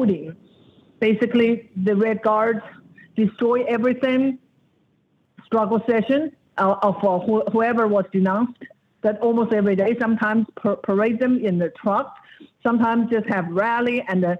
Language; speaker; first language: English; non-native, fluent; Chinese